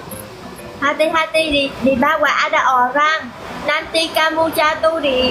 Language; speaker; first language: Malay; non-native, fluent; Vietnamese